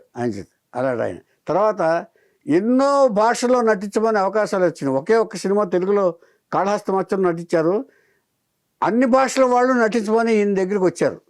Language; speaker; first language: Telugu; native; Telugu